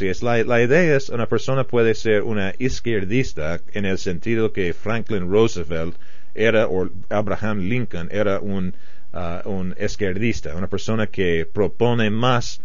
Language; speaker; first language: Spanish; non-native, fluent; English